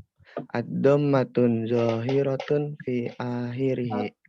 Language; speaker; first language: Arabic; non-native, learner; Indonesian